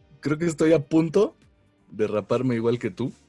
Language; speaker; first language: Spanish; native; Spanish